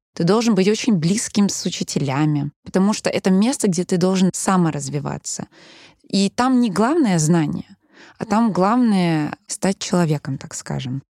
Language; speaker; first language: Russian; early bilingual, heritage; Danish